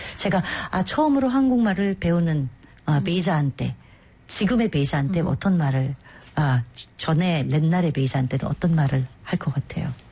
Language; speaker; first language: Korean; non-native, fluent; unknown